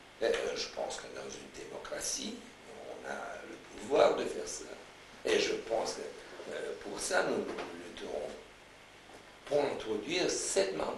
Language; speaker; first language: French; non-native, fluent; Romanian